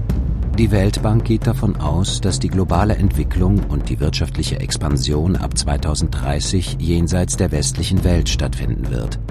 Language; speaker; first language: German; native; German